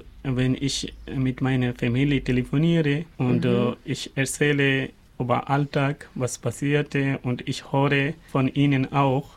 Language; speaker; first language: German; non-native, learner; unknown